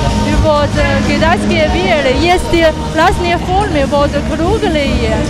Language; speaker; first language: Russian; non-native, fluent; Chinese